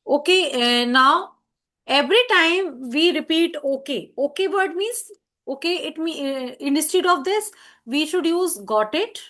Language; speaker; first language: English; non-native, learner; Hindi